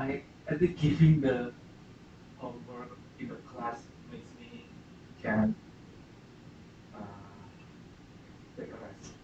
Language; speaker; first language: English; non-native, fluent; Chinese